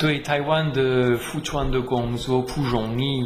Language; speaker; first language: Chinese; non-native, fluent; French